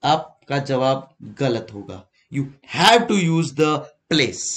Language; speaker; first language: Hindi; native; Hindi